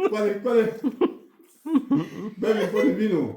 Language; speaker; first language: Italian; non-native, fluent; French